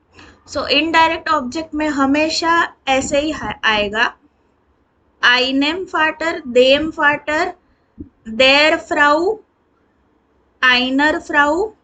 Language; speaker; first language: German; non-native, learner; Hindi